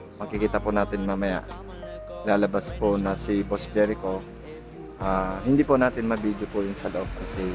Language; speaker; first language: Filipino; non-native, local second language; Iloko